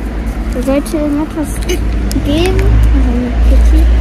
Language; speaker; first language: German; early bilingual, other home language; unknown